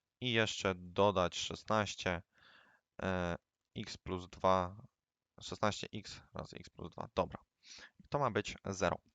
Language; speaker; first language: Polish; native; Polish